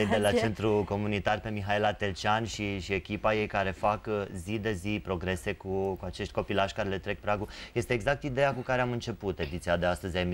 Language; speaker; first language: Romanian; native; Romanian